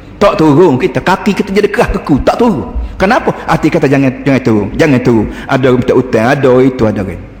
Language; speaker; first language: Malay; native; Malay